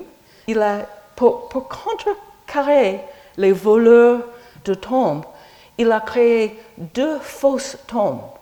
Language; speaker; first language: French; non-native, fluent; English